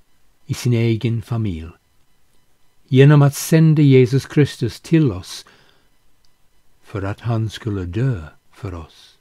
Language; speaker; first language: Swedish; non-native, fluent; English